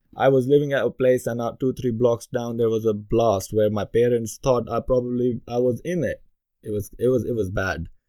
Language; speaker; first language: English; non-native, local second language; Urdu